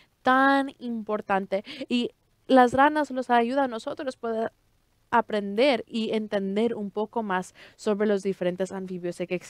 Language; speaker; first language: Spanish; early bilingual, heritage; Spanish